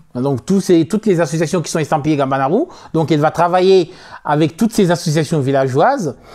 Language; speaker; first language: French; non-native, local second language; Soninke